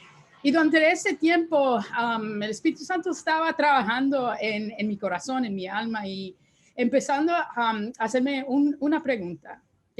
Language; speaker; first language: Spanish; early bilingual, heritage; Spanish